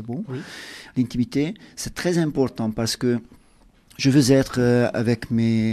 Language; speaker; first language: French; non-native, learner; Hungarian